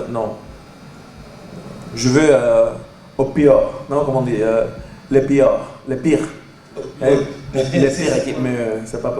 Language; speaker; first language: French; non-native, learner; Portuguese